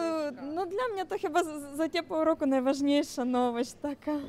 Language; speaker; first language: Polish; non-native, fluent; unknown